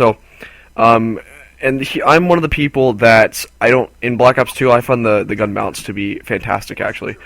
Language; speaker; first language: English; native; English